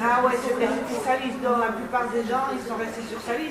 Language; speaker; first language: French; native; French